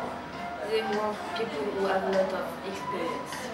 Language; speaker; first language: English; non-native, learner; French